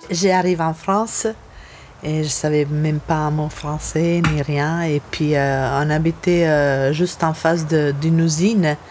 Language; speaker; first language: French; non-native, fluent; Serbian